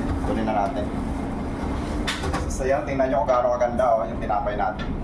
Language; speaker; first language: Filipino; native; Filipino